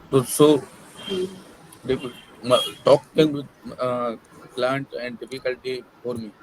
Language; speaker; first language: English; non-native, learner; Hindi